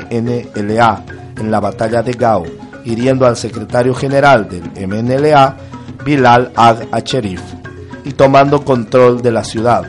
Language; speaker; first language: Spanish; native; Spanish